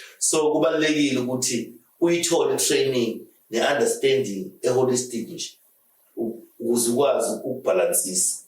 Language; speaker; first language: Zulu; native; Zulu